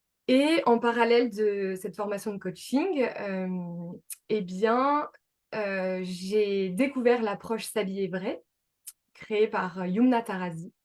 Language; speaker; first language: French; native; French